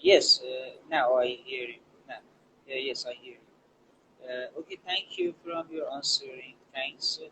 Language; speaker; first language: English; non-native, learner; Persian